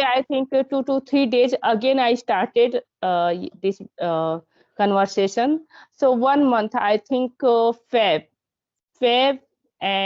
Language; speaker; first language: English; non-native, learner; Hindi